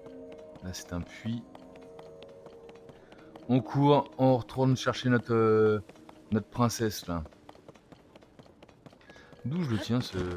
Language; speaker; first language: French; native; French